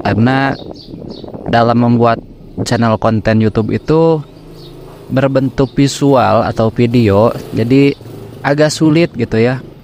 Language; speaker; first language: Indonesian; native; Indonesian